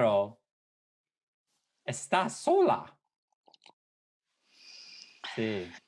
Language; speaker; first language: Spanish; non-native, fluent; English